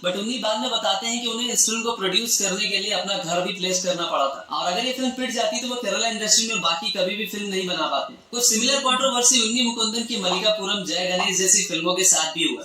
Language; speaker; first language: Hindi; native; Hindi